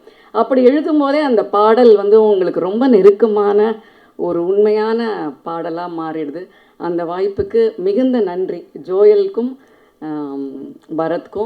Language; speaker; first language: Tamil; native; Tamil